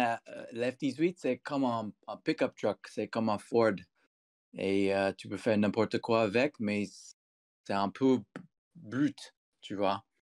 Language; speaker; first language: French; non-native, fluent; English